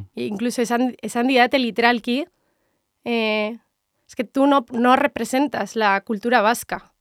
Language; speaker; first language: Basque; non-native, local second language; Spanish